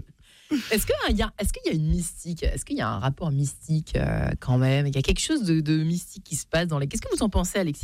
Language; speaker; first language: French; native; French